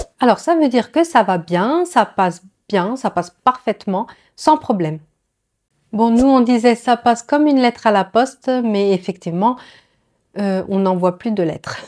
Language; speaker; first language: French; native; French